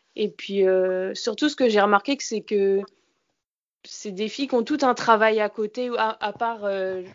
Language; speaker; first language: French; native; French